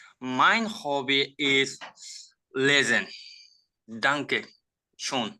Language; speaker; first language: German; non-native, learner; Bangla